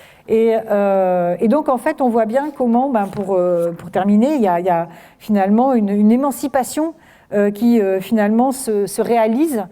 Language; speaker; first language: French; native; French